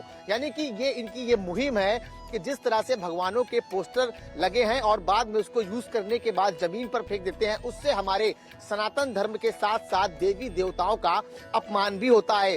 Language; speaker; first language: Hindi; native; Hindi